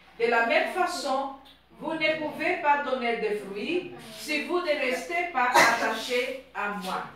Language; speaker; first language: French; non-native, fluent; Portuguese